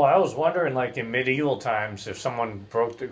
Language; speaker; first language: English; native; English